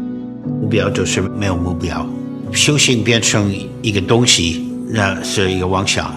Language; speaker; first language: Chinese; non-native, fluent; English